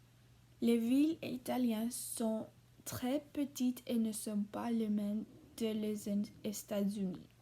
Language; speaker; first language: French; non-native, learner; English